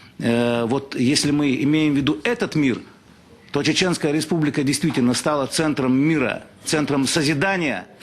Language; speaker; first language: Russian; non-native, local second language; Chechen